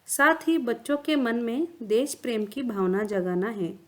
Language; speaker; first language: Hindi; non-native, local second language; Kannada